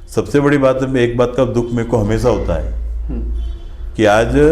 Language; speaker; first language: Hindi; non-native, local second language; Marathi